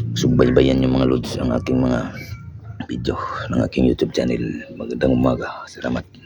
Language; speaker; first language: Filipino; non-native, local second language; Cebuano